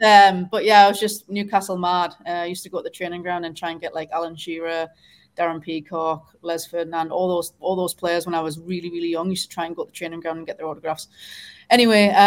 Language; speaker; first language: English; native; English